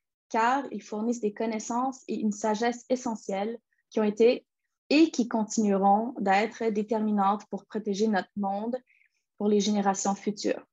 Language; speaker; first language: French; native; French